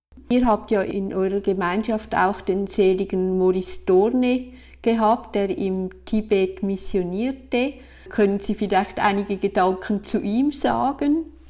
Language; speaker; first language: German; native; German